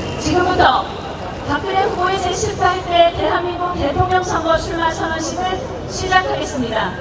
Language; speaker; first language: Korean; native; Korean